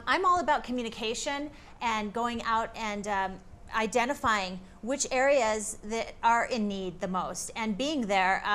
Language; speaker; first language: English; native; English